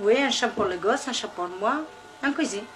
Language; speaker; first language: French; non-native, local second language; Kabyle